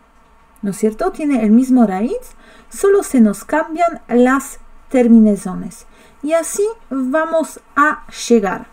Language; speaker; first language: Spanish; non-native, fluent; Polish